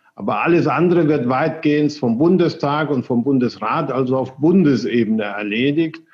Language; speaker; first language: German; early bilingual, other home language; Spanish